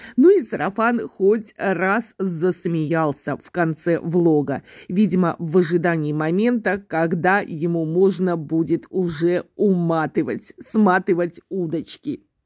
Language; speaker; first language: Russian; native; Russian